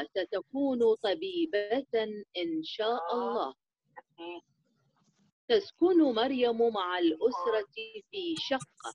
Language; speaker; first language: Arabic; non-native, learner; Indonesian